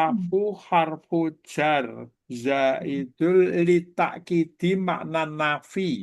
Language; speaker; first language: Arabic; non-native, fluent; Indonesian